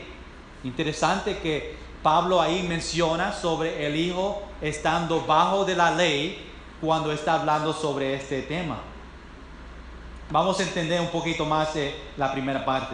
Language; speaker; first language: Spanish; non-native, fluent; English